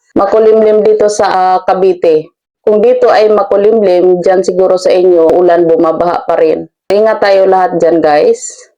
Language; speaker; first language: Filipino; non-native, local second language; Cebuano